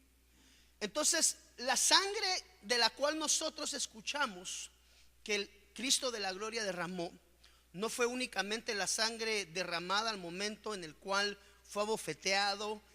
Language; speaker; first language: Spanish; native; Spanish